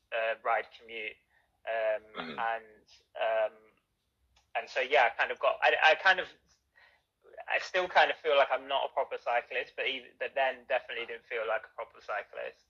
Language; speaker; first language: English; native; English